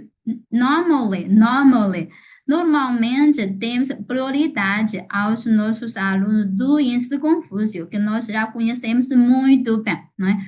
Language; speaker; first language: Portuguese; non-native, fluent; Chinese